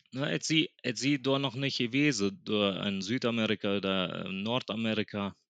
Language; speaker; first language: German; early bilingual, other home language; Plautdietsch